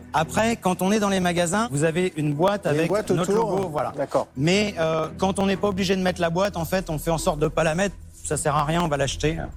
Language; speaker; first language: French; native; French